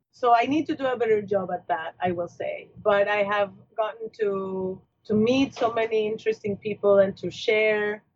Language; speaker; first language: English; non-native, fluent; Spanish